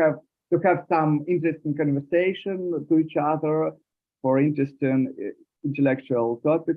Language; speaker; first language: English; non-native, learner; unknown